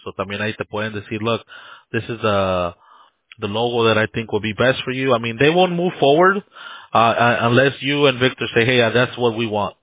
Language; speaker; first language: English; early bilingual, other home language; Spanish